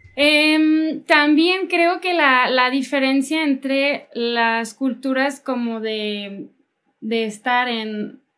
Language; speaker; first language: Spanish; non-native, fluent; English